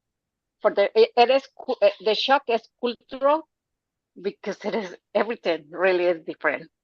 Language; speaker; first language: English; non-native, fluent; Spanish